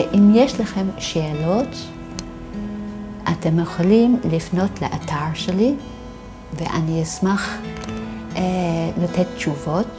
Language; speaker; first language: Hebrew; non-native, fluent; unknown